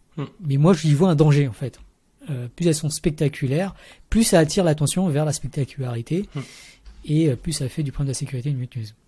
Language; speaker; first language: French; early bilingual, other home language; Vietnamese